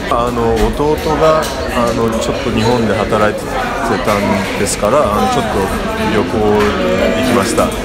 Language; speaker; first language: Japanese; non-native, fluent; English